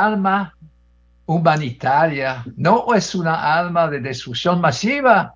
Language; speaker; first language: Spanish; non-native, fluent; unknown